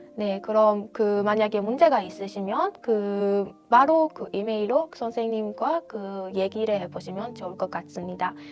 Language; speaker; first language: Korean; non-native, fluent; Persian